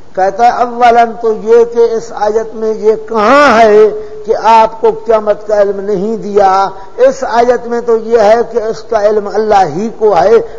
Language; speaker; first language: Urdu; non-native, local second language; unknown